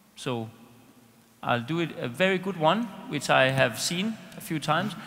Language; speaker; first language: English; non-native, fluent; Danish